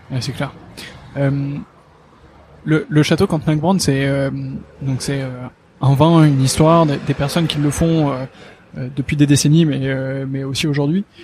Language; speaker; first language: French; native; French